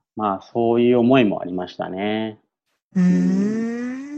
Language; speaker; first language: Japanese; native; Japanese